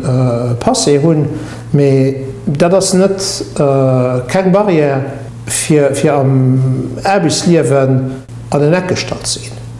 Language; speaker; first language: German; non-native, local second language; Luxembourgish